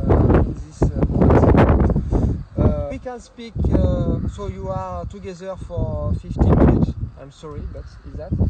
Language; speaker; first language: English; non-native, learner; French